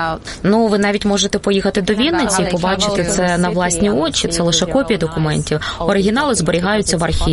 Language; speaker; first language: Ukrainian; native; Ukrainian